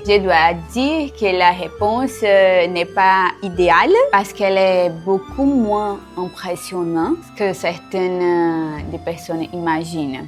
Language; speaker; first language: French; non-native, learner; Portuguese